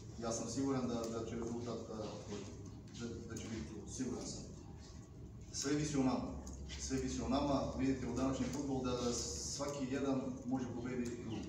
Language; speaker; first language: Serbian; non-native, learner; Bulgarian